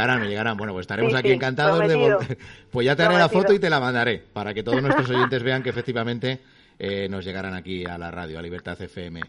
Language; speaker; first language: Spanish; native; Spanish